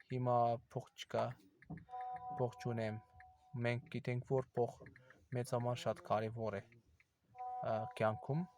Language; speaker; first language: Armenian; non-native, learner; Azerbaijani